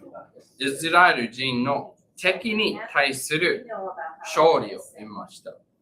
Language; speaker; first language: Japanese; non-native, learner; English